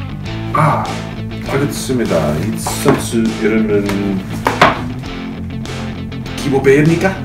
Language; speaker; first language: Korean; non-native, learner; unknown